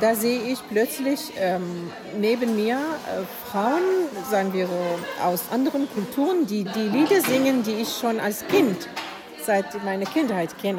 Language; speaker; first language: German; non-native, fluent; Arabic